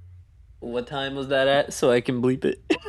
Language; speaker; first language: English; native; English